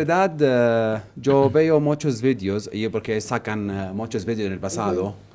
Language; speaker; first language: Spanish; non-native, learner; Arabic